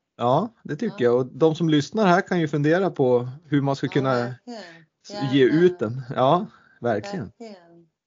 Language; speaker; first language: Swedish; native; Swedish